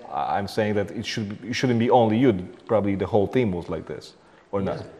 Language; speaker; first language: English; non-native, fluent; Polish